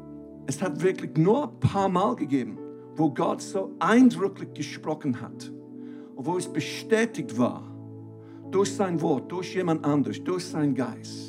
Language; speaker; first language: German; non-native, fluent; English